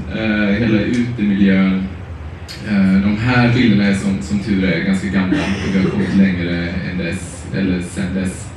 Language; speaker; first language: Swedish; native; Swedish